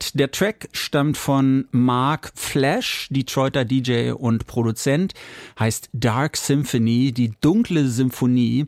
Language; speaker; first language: German; native; German